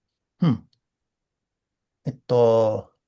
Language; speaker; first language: Japanese; non-native, learner; English